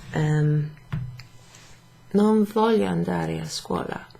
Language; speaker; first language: Italian; non-native, fluent; English